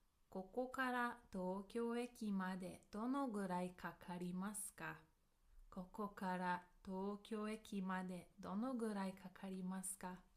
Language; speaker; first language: Japanese; non-native, fluent; English